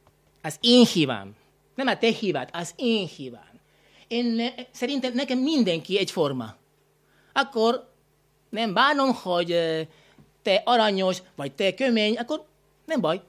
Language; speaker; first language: Hungarian; non-native, learner; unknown